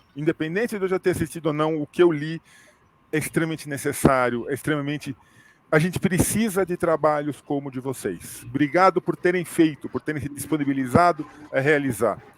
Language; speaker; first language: Portuguese; native; Portuguese